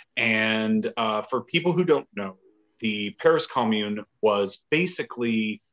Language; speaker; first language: English; native; English